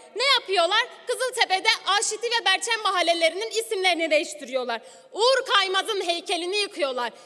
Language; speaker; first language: Turkish; non-native, local second language; Kurdish